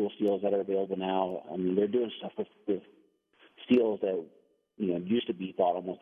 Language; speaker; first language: English; non-native, fluent; Danish